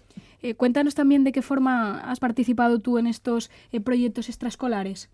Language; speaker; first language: Spanish; native; Spanish